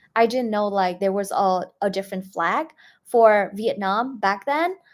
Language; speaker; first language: English; non-native, fluent; Vietnamese